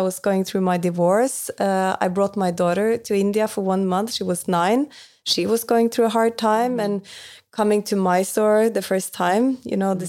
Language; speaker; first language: English; non-native, fluent; Norwegian